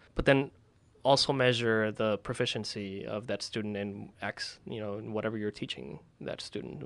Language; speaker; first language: English; early bilingual, other home language; Spanish